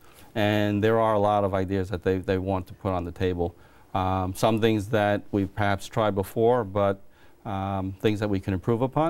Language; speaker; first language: English; native; English